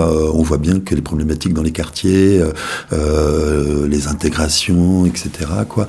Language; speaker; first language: French; native; French